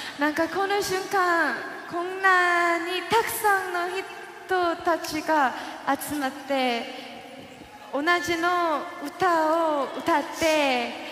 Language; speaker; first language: Japanese; non-native, fluent; Korean